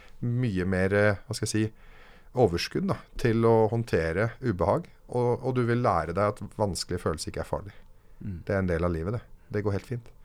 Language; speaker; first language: Norwegian; early bilingual, other home language; Arabic